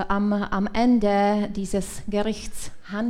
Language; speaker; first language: German; non-native, learner; Czech